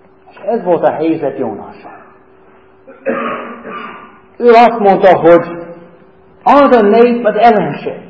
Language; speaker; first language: Hungarian; non-native, fluent; English